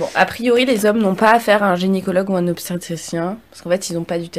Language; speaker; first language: French; native; French